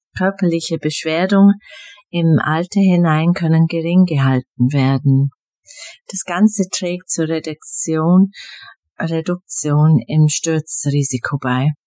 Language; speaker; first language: German; non-native, fluent; English